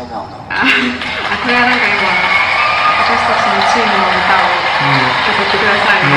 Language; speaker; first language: Japanese; non-native, fluent; Mongolian